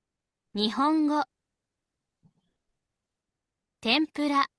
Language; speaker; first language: Japanese; non-native, learner; Filipino